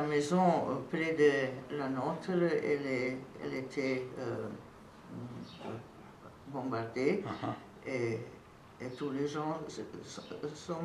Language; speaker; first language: French; non-native, fluent; Serbian